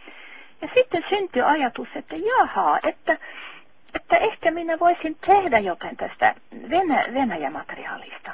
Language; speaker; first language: Finnish; non-native, fluent; Norwegian